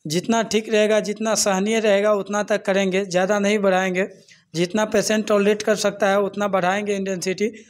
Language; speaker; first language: Hindi; native; Hindi